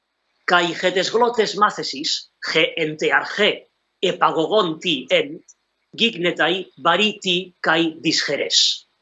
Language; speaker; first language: Greek; non-native, fluent; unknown